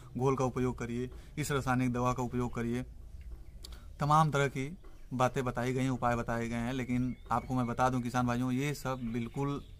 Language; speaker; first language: Hindi; native; Hindi